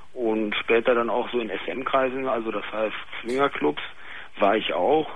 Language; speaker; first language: German; early bilingual, other home language; Turkish